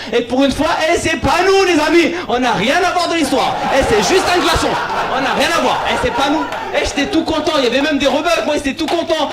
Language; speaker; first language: French; early bilingual, other home language; Arabic